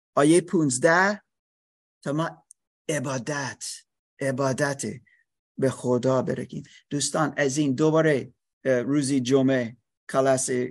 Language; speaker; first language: Persian; non-native, learner; English